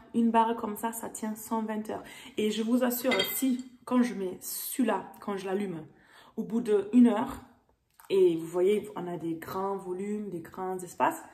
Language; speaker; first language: French; non-native, fluent; German